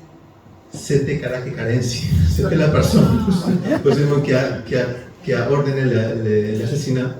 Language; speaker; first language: French; non-native, learner; Spanish